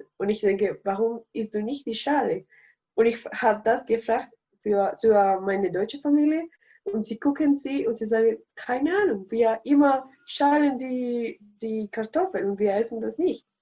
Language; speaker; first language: German; non-native, learner; Spanish